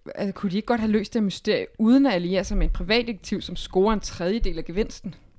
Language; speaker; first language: Danish; native; Danish